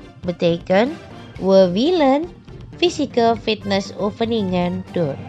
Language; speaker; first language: Dutch; non-native, fluent; Indonesian